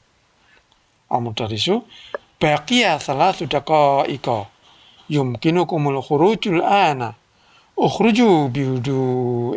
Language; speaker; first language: Arabic; non-native, fluent; Indonesian